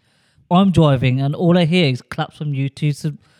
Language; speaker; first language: English; native; English